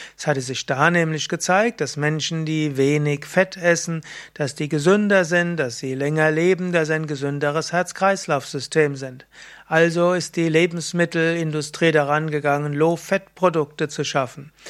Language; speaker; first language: German; native; German